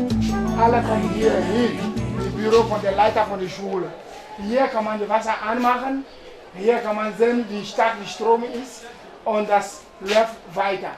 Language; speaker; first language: German; non-native, learner; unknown